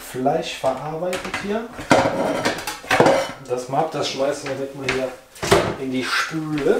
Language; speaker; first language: German; native; German